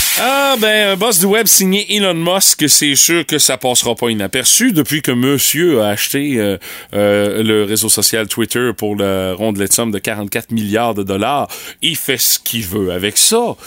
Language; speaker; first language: French; native; French